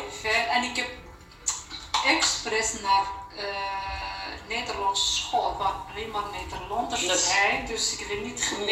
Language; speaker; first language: Dutch; non-native, learner; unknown